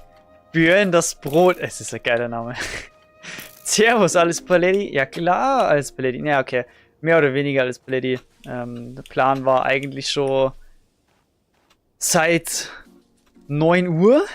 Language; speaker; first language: German; native; German